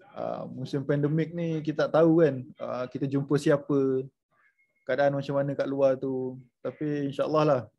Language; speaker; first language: Malay; native; Malay